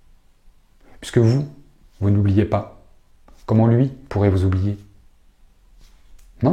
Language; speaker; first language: French; native; French